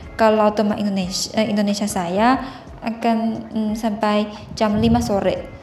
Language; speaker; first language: Indonesian; non-native, fluent; Chinese